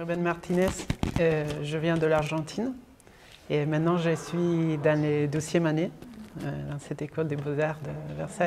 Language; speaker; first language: French; non-native, fluent; Spanish